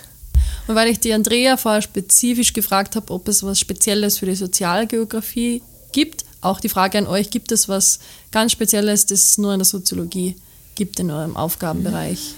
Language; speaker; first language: German; native; German